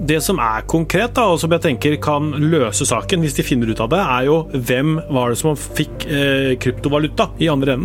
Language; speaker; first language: Norwegian; native; Norwegian